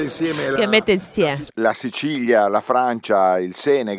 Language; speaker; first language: Italian; native; Italian